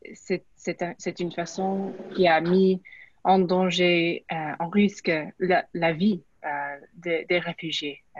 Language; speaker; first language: French; non-native, learner; English